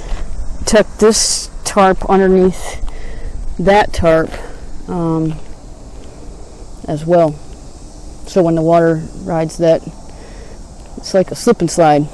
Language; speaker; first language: English; native; English